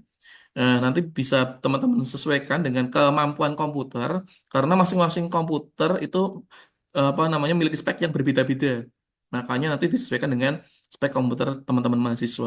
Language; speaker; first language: Indonesian; native; Indonesian